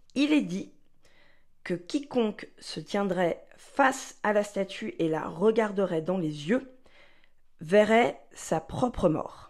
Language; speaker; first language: French; native; French